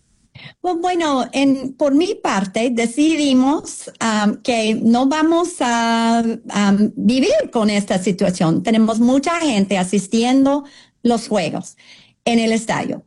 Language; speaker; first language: Spanish; non-native, fluent; English